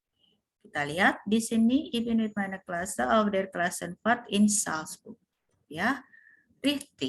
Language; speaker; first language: German; non-native, fluent; Indonesian